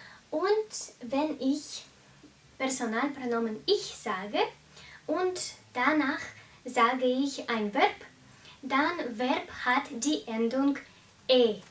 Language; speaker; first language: German; non-native, fluent; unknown